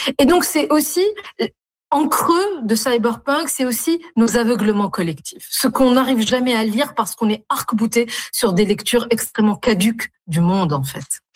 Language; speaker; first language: French; non-native, local second language; Arabic